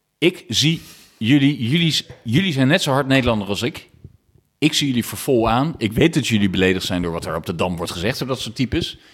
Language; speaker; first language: Dutch; native; Dutch